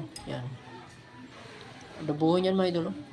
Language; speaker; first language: Filipino; non-native, local second language; Cebuano